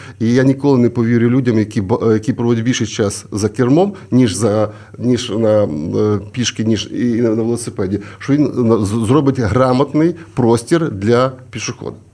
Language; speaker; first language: Ukrainian; native; Ukrainian